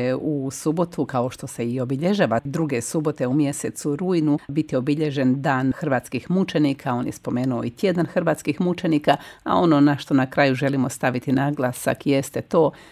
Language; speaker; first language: Croatian; native; Croatian